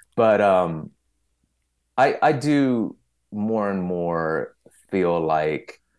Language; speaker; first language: English; native; English